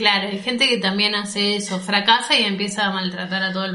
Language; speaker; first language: Spanish; native; Spanish